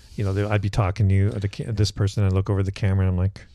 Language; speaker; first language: English; native; English